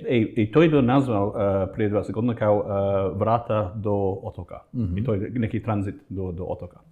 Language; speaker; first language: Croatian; non-native, fluent; English